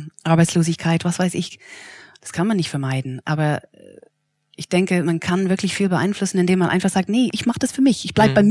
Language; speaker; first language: German; non-native, fluent; English